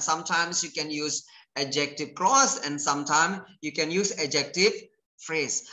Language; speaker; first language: English; non-native, fluent; Indonesian